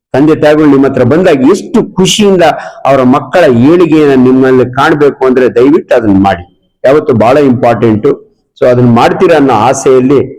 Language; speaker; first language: Kannada; native; Kannada